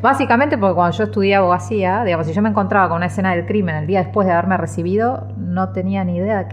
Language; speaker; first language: Spanish; native; Spanish